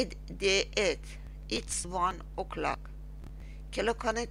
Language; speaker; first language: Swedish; non-native, learner; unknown